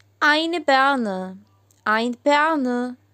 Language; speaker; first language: German; non-native, learner; Arabic